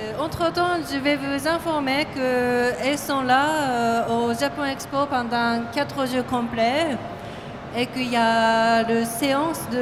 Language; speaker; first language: French; non-native, fluent; Japanese